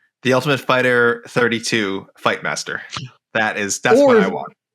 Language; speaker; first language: English; native; English